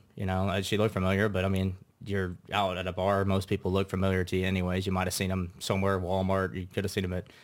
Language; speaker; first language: English; native; English